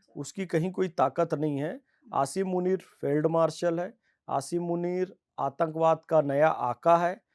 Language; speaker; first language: Hindi; native; Hindi